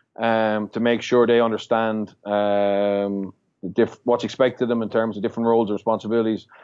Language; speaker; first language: English; native; English